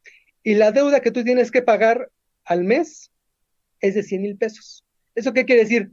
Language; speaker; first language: Spanish; native; Spanish